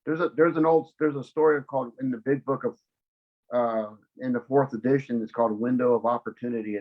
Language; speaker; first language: English; native; English